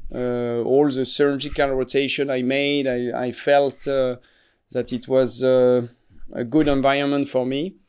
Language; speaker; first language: English; non-native, fluent; French